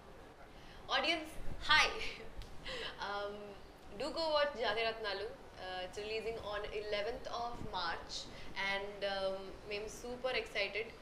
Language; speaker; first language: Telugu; non-native, local second language; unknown